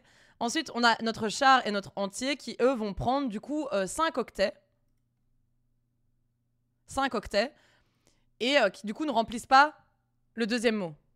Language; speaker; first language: French; native; French